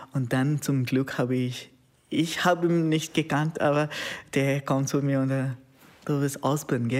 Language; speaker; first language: German; non-native, learner; Konkani